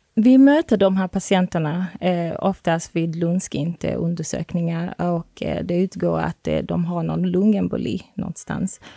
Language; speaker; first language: Swedish; non-native, fluent; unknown